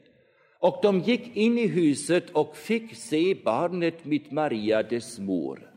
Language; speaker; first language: Swedish; non-native, fluent; German